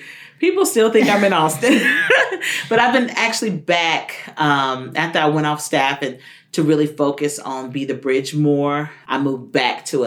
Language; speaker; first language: English; native; English